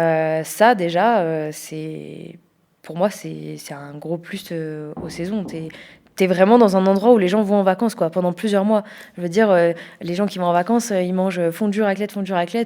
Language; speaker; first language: French; native; French